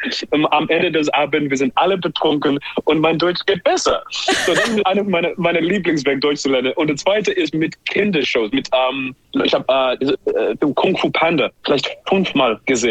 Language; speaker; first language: German; non-native, learner; English